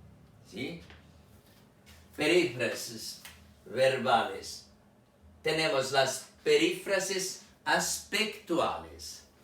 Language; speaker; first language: Spanish; non-native, fluent; Portuguese